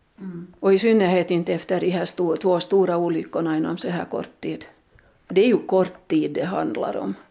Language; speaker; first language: Swedish; native; Swedish